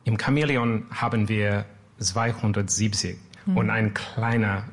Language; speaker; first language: German; non-native, learner; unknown